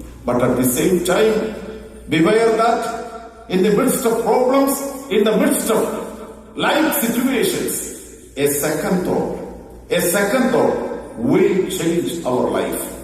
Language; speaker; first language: English; non-native, local second language; Malayalam